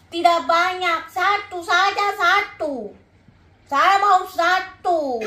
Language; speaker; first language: Indonesian; non-native, learner; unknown